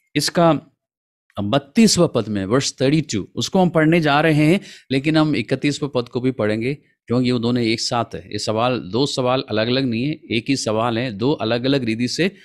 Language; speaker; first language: Hindi; non-native, local second language; Malayalam